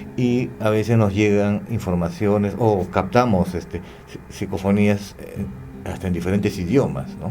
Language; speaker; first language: Spanish; native; Spanish